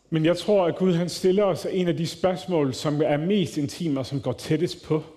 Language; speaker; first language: Danish; native; Danish